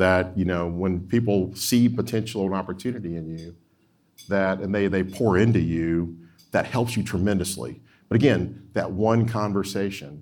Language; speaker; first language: English; native; English